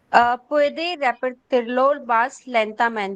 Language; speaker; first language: Spanish; non-native, learner; Hindi